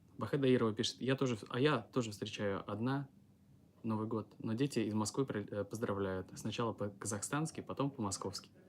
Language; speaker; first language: Russian; native; Russian